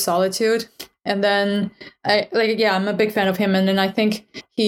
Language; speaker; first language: English; non-native, fluent; Chinese